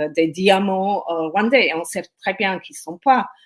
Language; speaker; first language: French; non-native, fluent; English